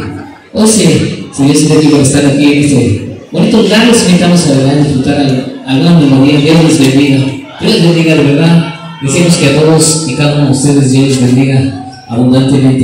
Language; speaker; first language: Spanish; native; Spanish